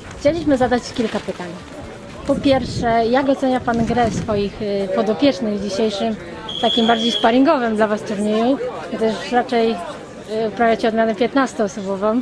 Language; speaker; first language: Polish; native; Polish